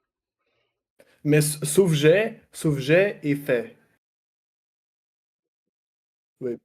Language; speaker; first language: French; non-native, learner; Russian